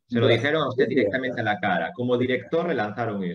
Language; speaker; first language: Spanish; native; Spanish